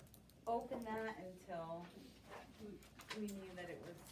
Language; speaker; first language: English; native; English